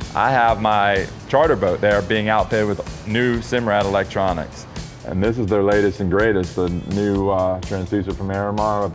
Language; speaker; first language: English; native; English